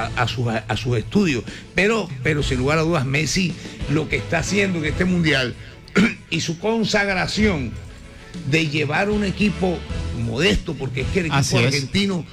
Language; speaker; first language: Spanish; native; Spanish